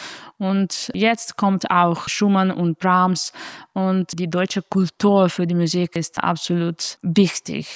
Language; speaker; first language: German; non-native, fluent; Italian